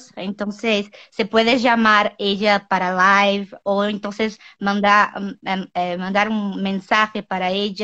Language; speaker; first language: Spanish; non-native, learner; Portuguese